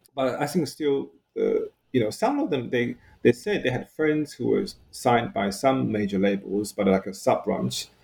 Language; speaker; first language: English; non-native, fluent; Chinese